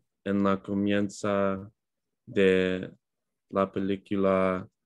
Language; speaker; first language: Spanish; non-native, learner; English